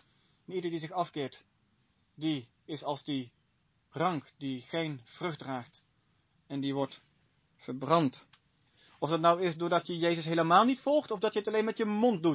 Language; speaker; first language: Dutch; native; Dutch